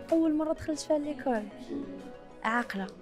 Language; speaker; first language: Arabic; native; Arabic